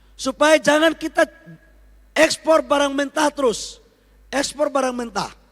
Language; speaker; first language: Indonesian; native; Indonesian